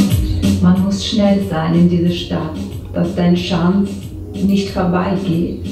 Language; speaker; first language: German; non-native, learner; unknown